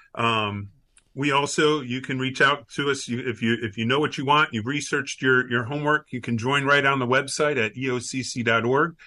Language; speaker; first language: English; native; English